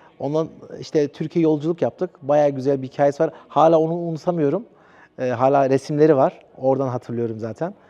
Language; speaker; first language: Turkish; early bilingual, heritage; Turkish